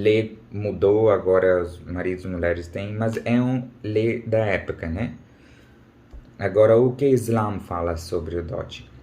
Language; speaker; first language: Portuguese; non-native, learner; Urdu